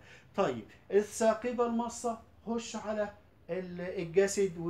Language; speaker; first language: Arabic; native; Arabic